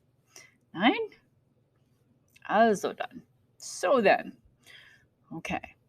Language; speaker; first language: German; non-native, fluent; English